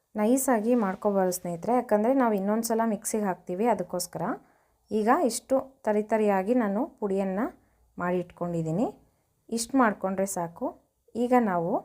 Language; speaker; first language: Kannada; native; Kannada